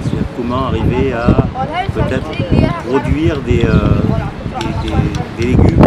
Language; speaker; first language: French; native; French